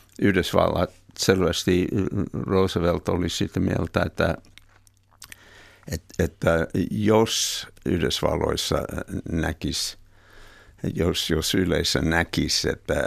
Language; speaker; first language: Finnish; non-native, fluent; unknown